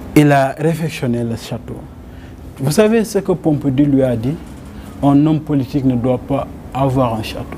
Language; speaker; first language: French; non-native, local second language; Wolof